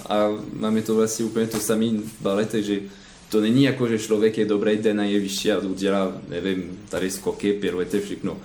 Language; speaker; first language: Czech; non-native, learner; French